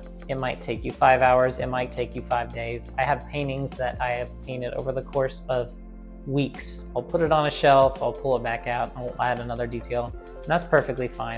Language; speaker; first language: English; native; English